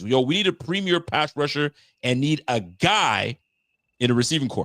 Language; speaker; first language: English; native; English